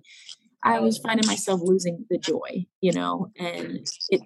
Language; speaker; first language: English; native; English